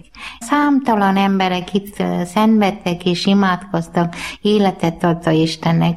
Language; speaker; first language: Hungarian; non-native, learner; Malayalam